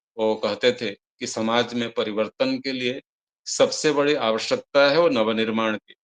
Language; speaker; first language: Hindi; non-native, local second language; Odia